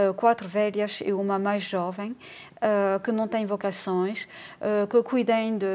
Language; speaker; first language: Portuguese; non-native, fluent; French